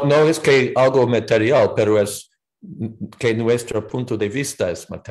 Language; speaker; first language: Spanish; non-native, fluent; English